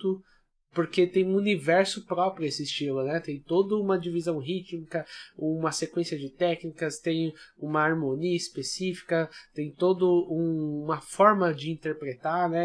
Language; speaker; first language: Portuguese; native; Portuguese